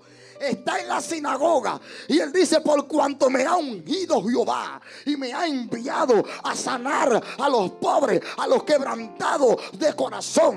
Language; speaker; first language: Spanish; native; Spanish